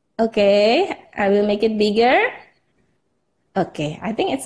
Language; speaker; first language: English; non-native, fluent; Indonesian